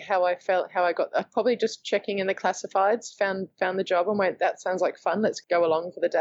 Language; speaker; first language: English; native; English